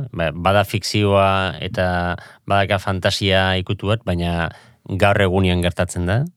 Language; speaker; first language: Basque; native; Basque